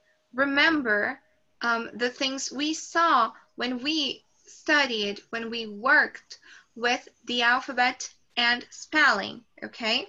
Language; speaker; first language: English; non-native, fluent; Portuguese